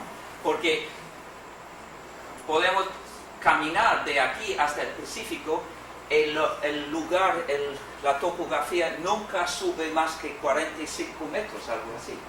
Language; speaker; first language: Spanish; non-native, fluent; English